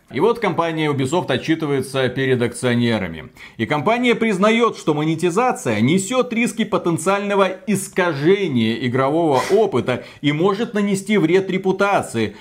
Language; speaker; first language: Russian; native; Russian